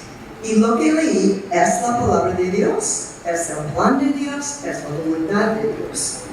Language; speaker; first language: Spanish; non-native, fluent; English